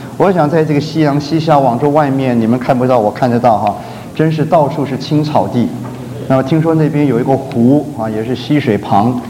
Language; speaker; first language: Chinese; native; Chinese